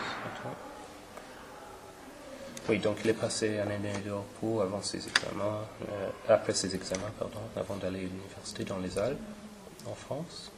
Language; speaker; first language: French; non-native, fluent; English